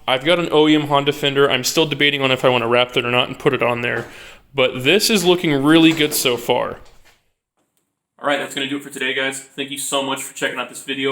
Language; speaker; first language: English; native; English